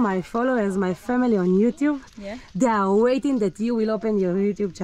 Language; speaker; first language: English; non-native, learner; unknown